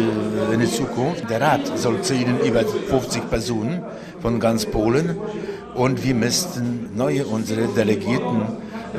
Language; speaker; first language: German; non-native, local second language; Polish